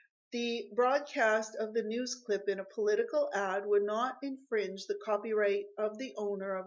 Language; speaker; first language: English; native; English